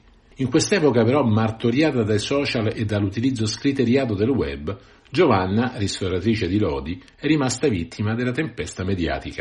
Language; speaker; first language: Italian; native; Italian